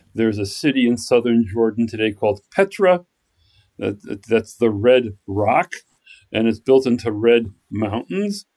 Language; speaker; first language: English; native; English